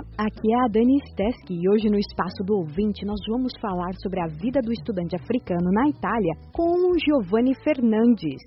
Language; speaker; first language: Portuguese; native; Portuguese